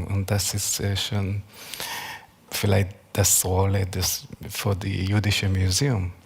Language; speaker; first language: German; non-native, learner; Hebrew